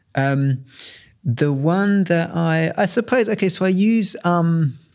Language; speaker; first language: English; native; English